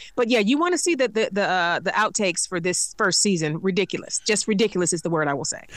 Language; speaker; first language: English; native; English